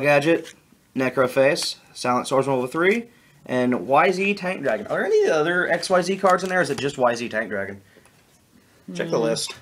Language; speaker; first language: English; native; English